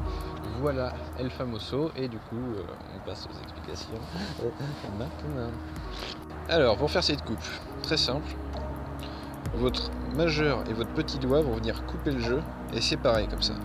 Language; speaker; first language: French; native; French